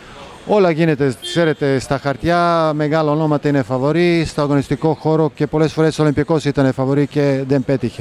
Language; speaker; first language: Greek; non-native, fluent; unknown